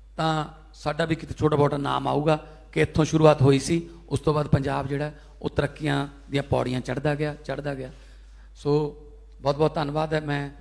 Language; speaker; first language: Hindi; non-native, local second language; Punjabi